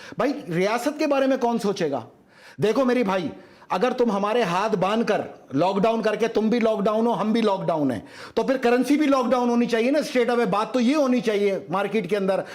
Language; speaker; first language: Urdu; native; Urdu